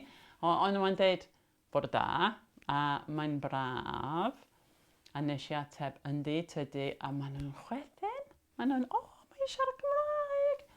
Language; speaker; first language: Welsh; non-native, local second language; English